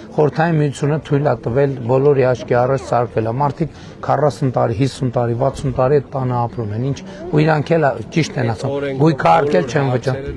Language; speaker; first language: Armenian; native; Armenian